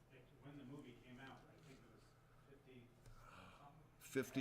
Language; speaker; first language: English; native; English